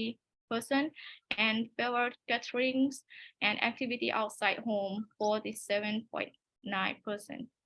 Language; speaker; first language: English; non-native, learner; Thai